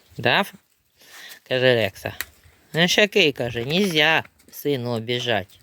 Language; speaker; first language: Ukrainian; native; Ukrainian